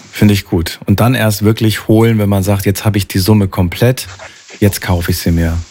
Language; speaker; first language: German; native; German